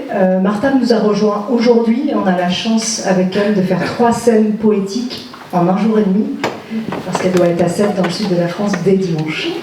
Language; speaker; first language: French; native; French